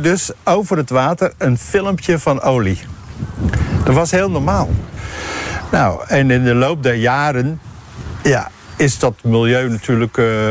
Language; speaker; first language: Dutch; native; Dutch